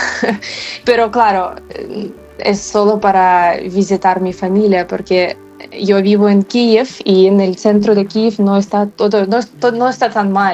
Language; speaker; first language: Spanish; non-native, fluent; Ukrainian